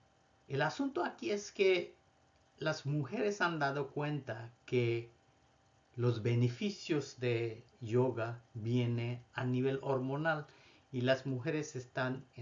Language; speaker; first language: Spanish; non-native, fluent; Bangla